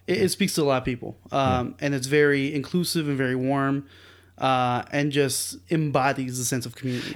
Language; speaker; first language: English; early bilingual, other home language; Spanish